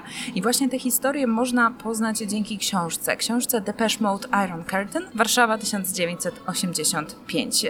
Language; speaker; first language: Polish; native; Polish